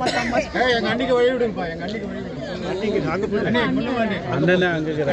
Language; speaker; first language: Tamil; native; Tamil